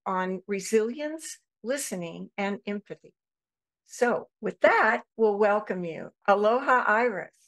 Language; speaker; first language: English; native; English